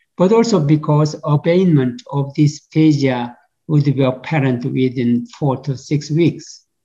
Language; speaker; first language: English; non-native, fluent; Korean